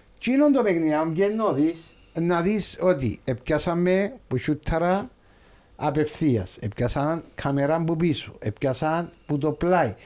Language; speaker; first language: Greek; native; Greek